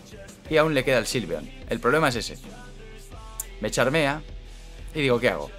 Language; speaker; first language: Spanish; native; Spanish